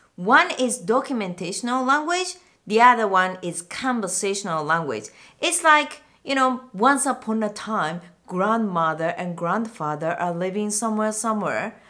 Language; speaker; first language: English; non-native, fluent; Japanese